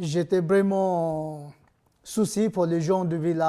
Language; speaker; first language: French; non-native, learner; Nepali